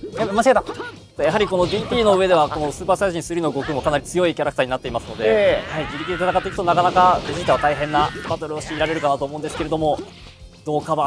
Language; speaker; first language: Japanese; native; Japanese